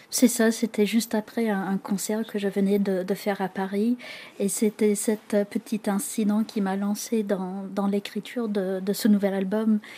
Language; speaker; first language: French; non-native, fluent; English